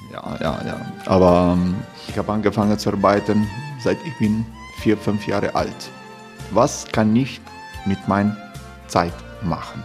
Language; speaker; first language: German; non-native, learner; Croatian